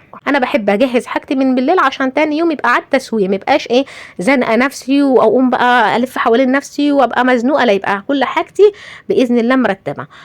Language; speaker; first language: Arabic; native; Arabic